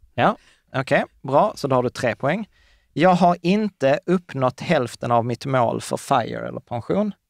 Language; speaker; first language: Swedish; native; Swedish